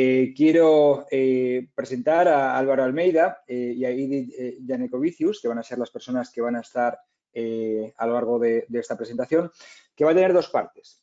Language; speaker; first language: Spanish; native; Spanish